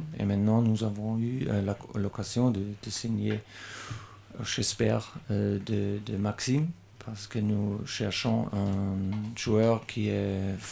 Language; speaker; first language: French; non-native, learner; German